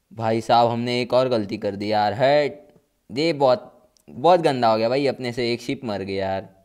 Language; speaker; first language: Hindi; non-native, local second language; Marathi